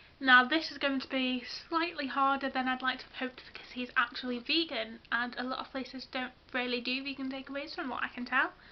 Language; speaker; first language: English; native; English